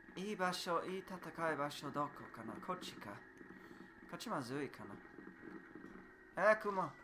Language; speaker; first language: Japanese; non-native, learner; English